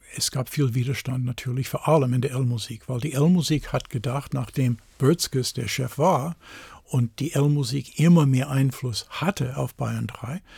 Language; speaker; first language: German; non-native, fluent; English